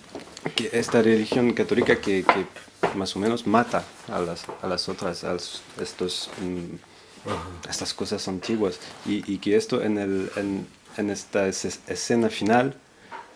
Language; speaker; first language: Spanish; non-native, fluent; French